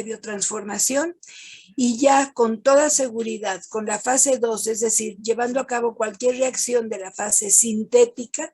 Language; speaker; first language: Spanish; native; Spanish